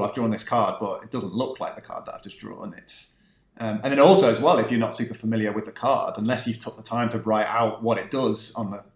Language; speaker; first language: English; native; English